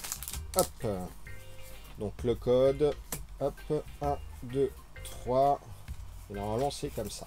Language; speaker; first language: French; native; French